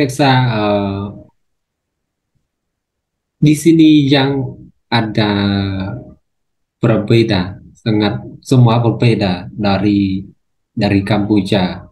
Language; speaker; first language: Indonesian; non-native, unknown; Khmer